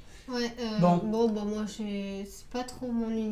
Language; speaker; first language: French; native; French